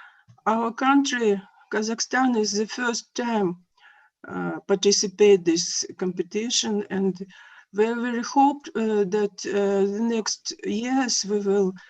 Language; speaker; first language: English; non-native, learner; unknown